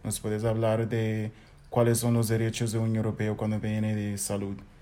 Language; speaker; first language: Spanish; non-native, fluent; English